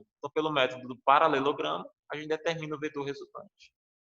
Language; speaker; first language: Portuguese; native; Portuguese